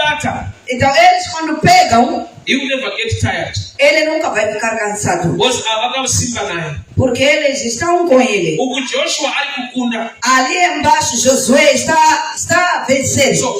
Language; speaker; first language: Portuguese; non-native, local second language; Shona